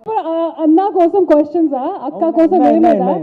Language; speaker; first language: Telugu; non-native, learner; Hindi